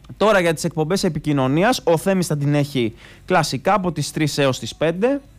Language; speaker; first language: Greek; native; Greek